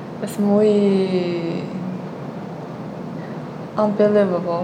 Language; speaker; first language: Spanish; non-native, learner; Chinese